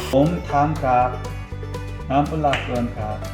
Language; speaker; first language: Thai; non-native, learner; Korean